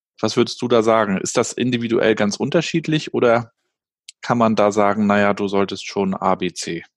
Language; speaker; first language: German; native; German